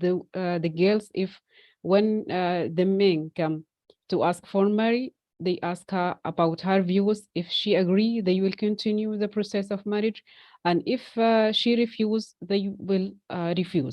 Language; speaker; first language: English; non-native, fluent; Arabic